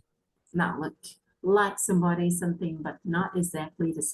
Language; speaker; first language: English; non-native, fluent; Vietnamese